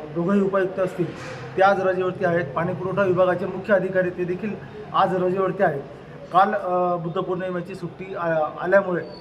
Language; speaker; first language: Marathi; native; Marathi